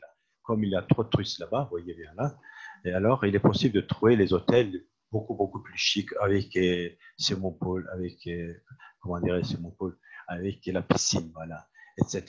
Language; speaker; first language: French; non-native, fluent; Turkish